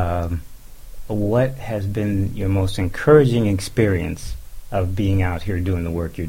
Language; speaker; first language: English; native; English